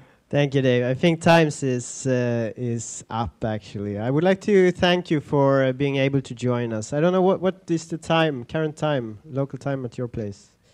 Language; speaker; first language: English; non-native, fluent; Swedish